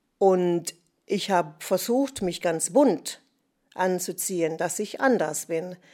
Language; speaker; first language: German; non-native, fluent; English